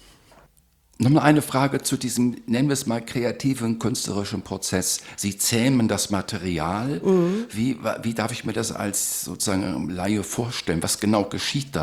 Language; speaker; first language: German; native; German